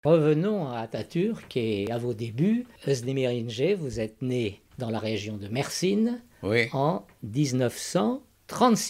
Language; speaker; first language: French; native; French